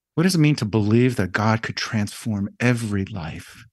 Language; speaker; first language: English; native; English